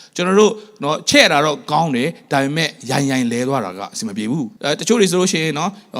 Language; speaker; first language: Burmese; non-native, local second language; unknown